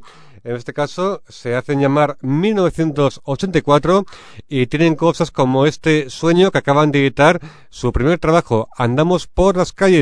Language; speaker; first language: Spanish; native; Spanish